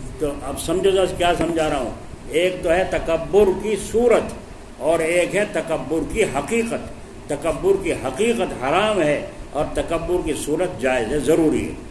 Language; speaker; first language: Urdu; native; Urdu